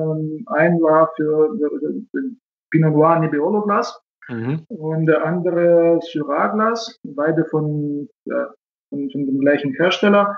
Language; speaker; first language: German; non-native, fluent; Russian